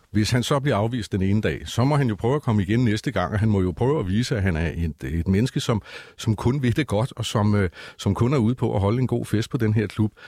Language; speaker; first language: Danish; native; Danish